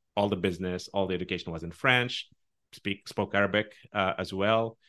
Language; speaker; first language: English; non-native, fluent; Arabic